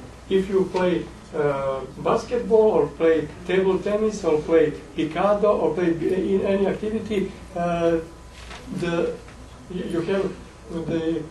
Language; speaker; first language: English; non-native, fluent; Serbian